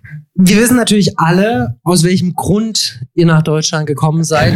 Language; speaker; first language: German; native; German